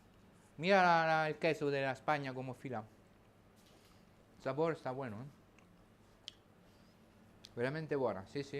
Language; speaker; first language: Spanish; non-native, learner; Italian